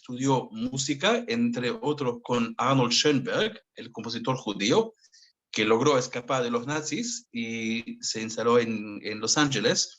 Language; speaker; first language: Spanish; non-native, fluent; Hebrew